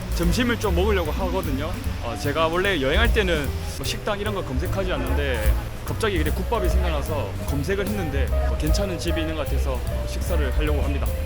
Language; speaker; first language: Korean; native; Korean